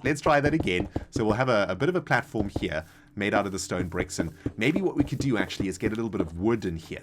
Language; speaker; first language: English; native; English